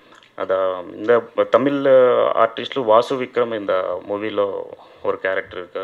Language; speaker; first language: Tamil; non-native, learner; Telugu